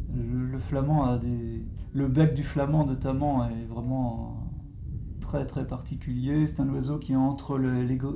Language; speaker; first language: French; native; French